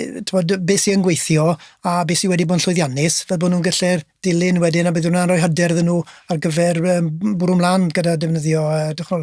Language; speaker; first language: Welsh; native; Welsh